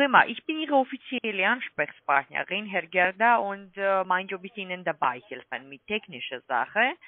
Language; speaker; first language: German; non-native, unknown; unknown